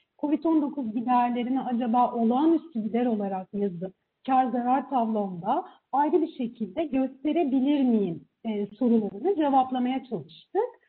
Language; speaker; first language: Turkish; native; Turkish